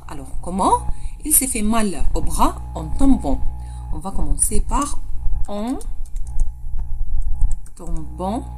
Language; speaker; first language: French; non-native, fluent; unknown